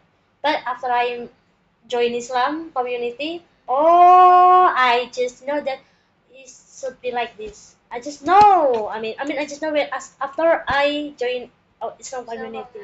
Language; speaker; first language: English; non-native, learner; Indonesian